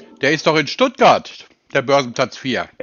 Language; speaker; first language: German; native; German